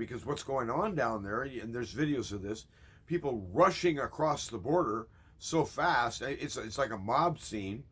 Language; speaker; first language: English; native; English